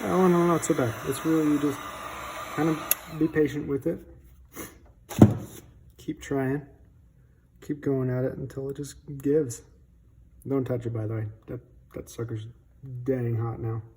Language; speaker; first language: English; native; English